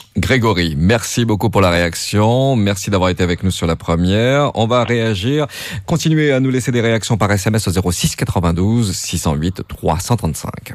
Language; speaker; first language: French; native; French